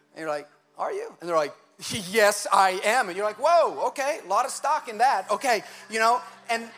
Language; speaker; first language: English; early bilingual, other home language; German